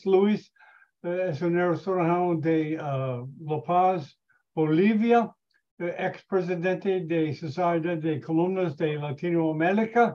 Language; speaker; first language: Spanish; non-native, learner; English